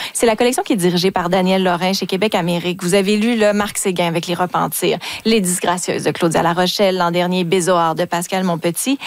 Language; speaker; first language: French; native; French